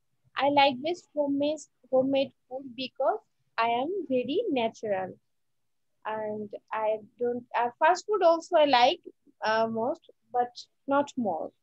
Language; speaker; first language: English; non-native, learner; Bangla